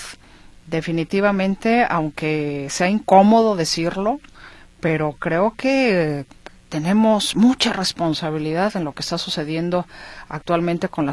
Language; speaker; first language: Spanish; native; Spanish